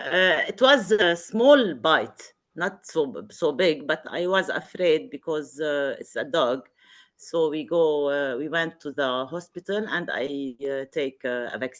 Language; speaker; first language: English; non-native, learner; Arabic